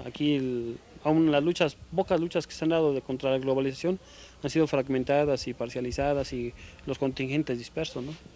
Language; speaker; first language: Spanish; native; Spanish